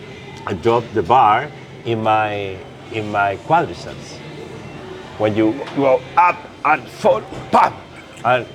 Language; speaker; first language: English; non-native, local second language; Spanish